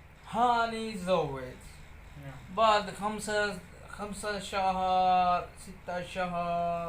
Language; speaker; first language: Arabic; non-native, learner; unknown